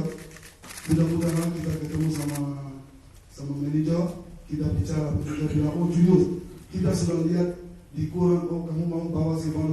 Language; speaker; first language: Indonesian; non-native, fluent; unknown